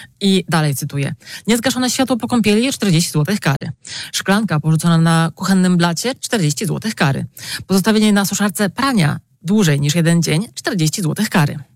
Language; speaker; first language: Polish; native; Polish